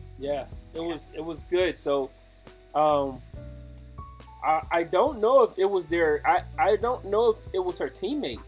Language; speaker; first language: English; native; English